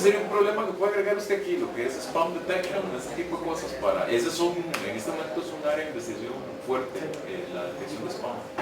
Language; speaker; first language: Spanish; native; Spanish